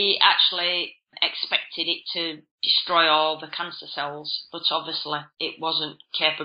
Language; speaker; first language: English; native; English